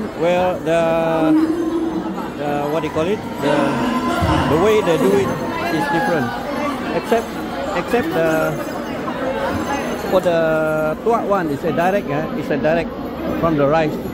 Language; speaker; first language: English; non-native, local second language; Malay